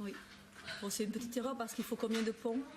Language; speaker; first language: French; native; French